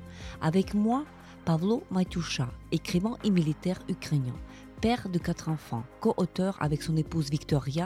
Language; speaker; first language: French; non-native, fluent; Ukrainian